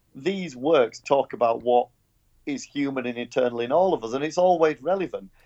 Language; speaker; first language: English; native; English